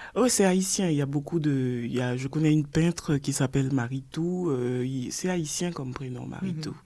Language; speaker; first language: French; native; French